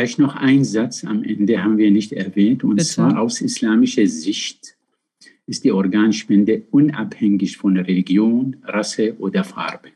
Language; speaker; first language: German; non-native, fluent; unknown